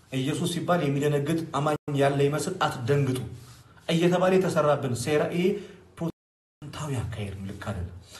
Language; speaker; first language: Amharic; non-native, local second language; Oromo